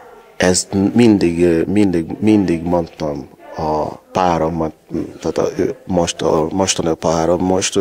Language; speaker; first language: Hungarian; non-native, learner; Yoruba